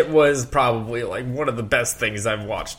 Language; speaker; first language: English; native; English